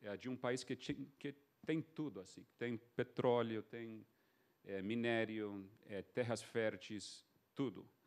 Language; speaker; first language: Portuguese; non-native, fluent; English